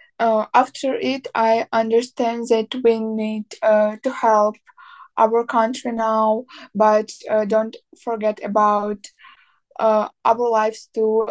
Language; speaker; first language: English; non-native, learner; Ukrainian